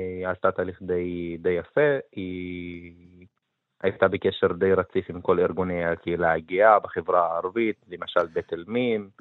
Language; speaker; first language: Hebrew; non-native, local second language; Arabic